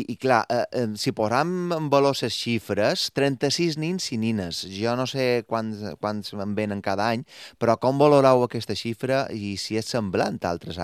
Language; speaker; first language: Catalan; native; Catalan